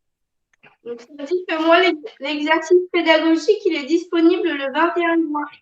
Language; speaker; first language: French; native; French